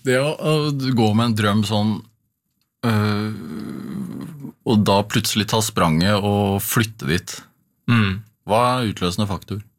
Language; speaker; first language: Norwegian; native; Norwegian